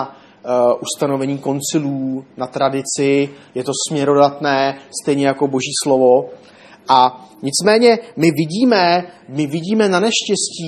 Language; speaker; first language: Czech; native; Czech